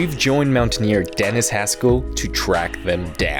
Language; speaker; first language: English; native; English